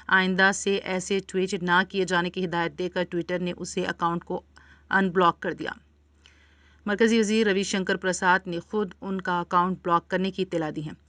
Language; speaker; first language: Urdu; native; Urdu